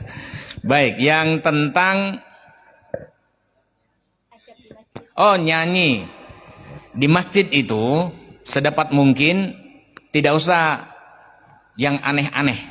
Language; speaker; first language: Indonesian; native; Indonesian